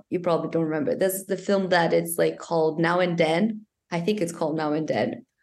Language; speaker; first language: English; non-native, fluent; Portuguese